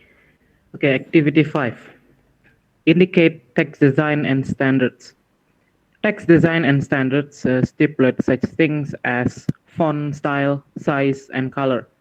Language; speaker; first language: English; non-native, learner; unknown